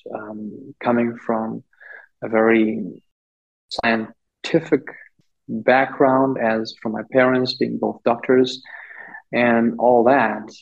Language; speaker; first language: English; non-native, local second language; German